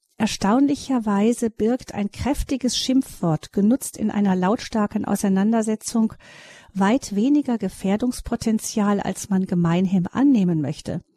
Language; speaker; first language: German; native; German